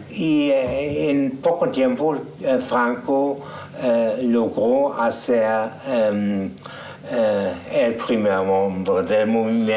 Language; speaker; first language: Spanish; non-native, fluent; German